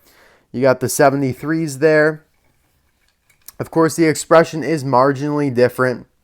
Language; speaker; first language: English; native; English